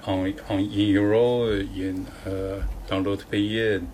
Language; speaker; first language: French; non-native, learner; Chinese